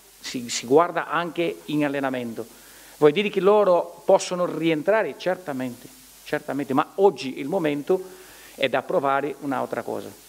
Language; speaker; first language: Italian; non-native, fluent; Portuguese